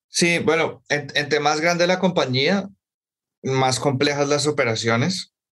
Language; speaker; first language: Spanish; native; Spanish